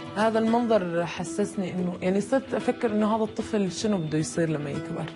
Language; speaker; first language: Arabic; native; Arabic